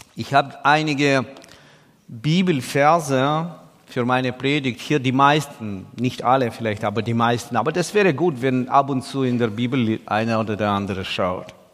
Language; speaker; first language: German; non-native, fluent; Russian